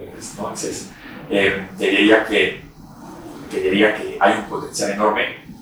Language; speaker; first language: Spanish; non-native, fluent; French